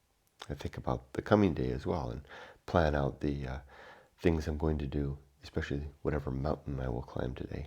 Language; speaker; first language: English; native; English